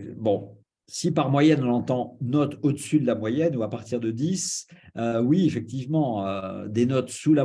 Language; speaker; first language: French; native; French